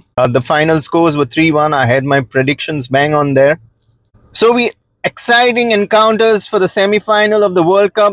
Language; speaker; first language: English; non-native, local second language; Konkani